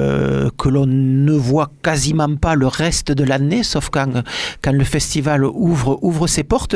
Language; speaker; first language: French; native; French